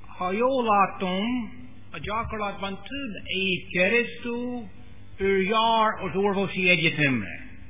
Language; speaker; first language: Hungarian; non-native, fluent; English